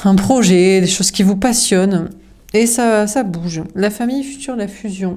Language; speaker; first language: French; native; French